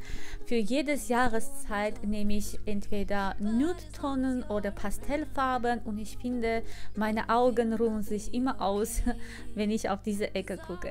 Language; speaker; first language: German; non-native, fluent; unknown